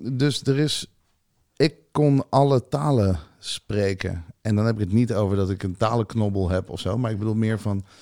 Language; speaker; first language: Dutch; early bilingual, other home language; Hebrew